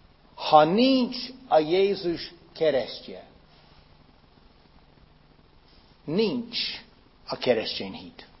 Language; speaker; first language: Hungarian; non-native, fluent; English